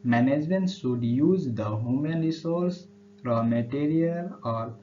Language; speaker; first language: English; non-native, local second language; Nepali